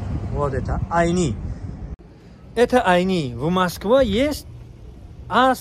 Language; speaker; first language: Russian; non-native, learner; Tajik